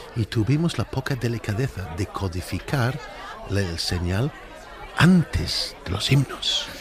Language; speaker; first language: Spanish; non-native, fluent; English